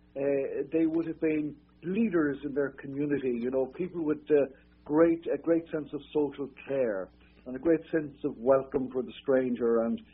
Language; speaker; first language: English; native; English